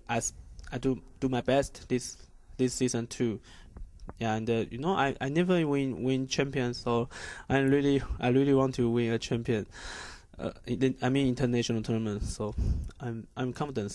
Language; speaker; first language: English; non-native, learner; Chinese